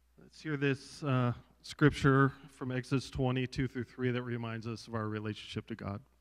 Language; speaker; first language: English; native; English